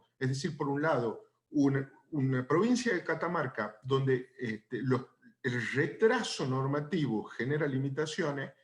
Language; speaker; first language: Spanish; native; Spanish